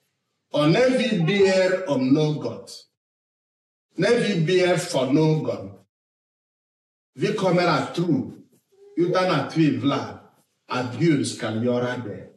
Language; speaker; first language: Swedish; non-native, fluent; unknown